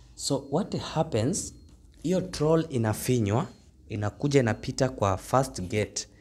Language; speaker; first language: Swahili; native; Swahili